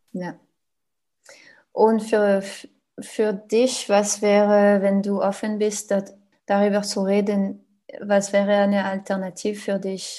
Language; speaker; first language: German; non-native, learner; French